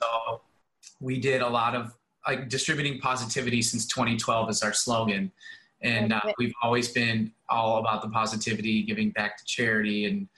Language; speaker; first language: English; native; English